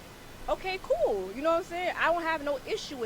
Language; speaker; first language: English; native; English